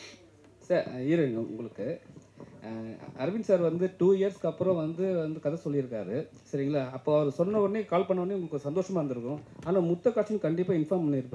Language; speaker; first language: Tamil; native; Tamil